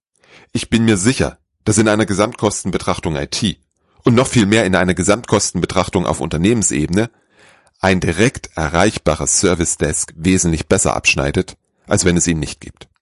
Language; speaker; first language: German; native; German